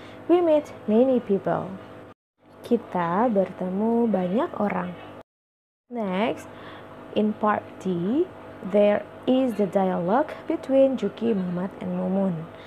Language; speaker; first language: English; non-native, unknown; Indonesian